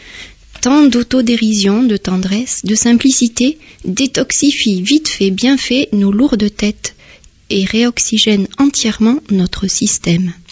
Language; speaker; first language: French; native; French